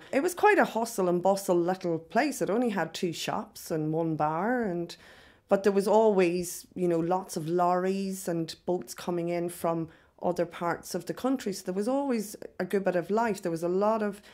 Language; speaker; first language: English; native; English